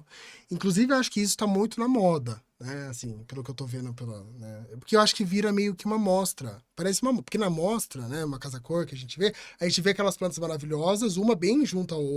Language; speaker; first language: Portuguese; native; Portuguese